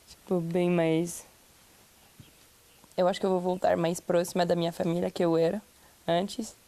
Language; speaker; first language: Portuguese; non-native, fluent; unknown